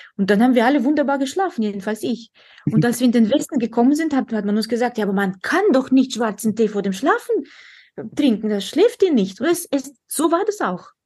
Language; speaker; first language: German; non-native, fluent; Russian